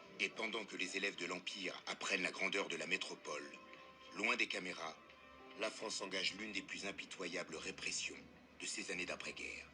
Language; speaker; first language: French; native; French